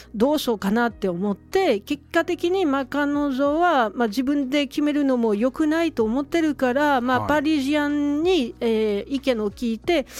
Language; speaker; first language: Japanese; non-native, fluent; French